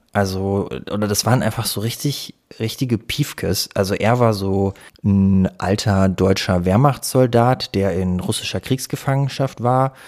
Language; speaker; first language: German; early bilingual, other home language; Russian